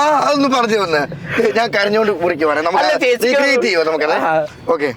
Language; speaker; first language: Malayalam; native; Malayalam